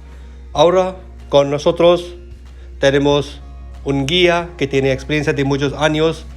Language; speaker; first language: Spanish; non-native, learner; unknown